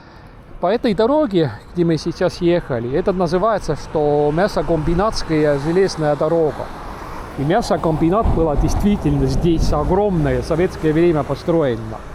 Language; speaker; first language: Russian; non-native, local second language; Estonian